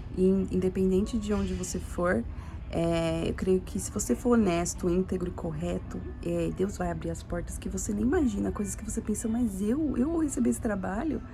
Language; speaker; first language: Portuguese; native; Portuguese